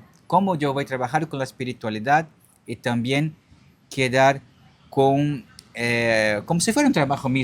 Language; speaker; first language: Spanish; non-native, learner; Portuguese